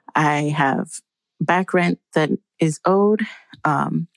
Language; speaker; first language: English; native; English